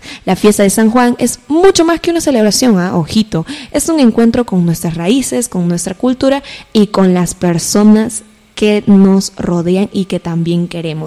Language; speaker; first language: Spanish; native; Spanish